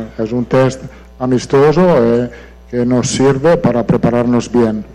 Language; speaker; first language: Portuguese; non-native, fluent; Italian